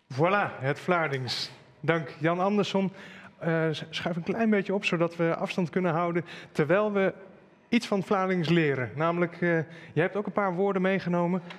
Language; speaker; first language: Dutch; native; Dutch